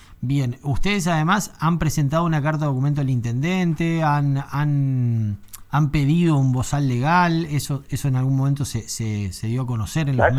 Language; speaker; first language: Spanish; native; Spanish